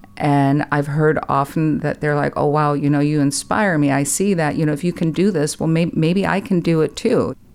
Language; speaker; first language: English; non-native, fluent; German